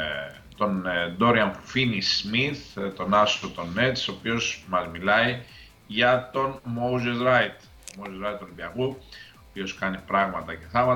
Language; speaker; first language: Greek; native; Greek